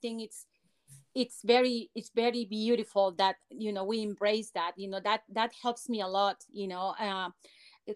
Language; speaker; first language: English; non-native, fluent; Spanish